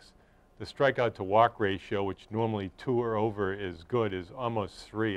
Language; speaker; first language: English; native; English